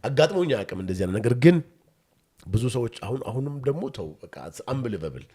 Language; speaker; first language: Amharic; non-native, local second language; Oromo